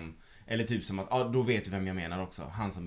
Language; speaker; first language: Swedish; native; Swedish